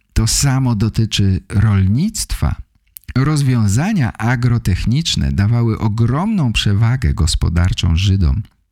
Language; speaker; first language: Polish; native; Polish